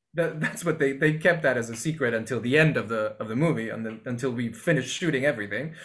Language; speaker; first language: English; non-native, fluent; Spanish